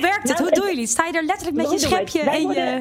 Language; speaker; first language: Dutch; native; Dutch